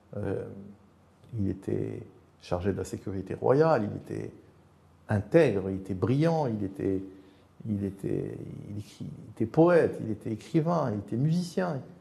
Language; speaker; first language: French; non-native, local second language; Arabic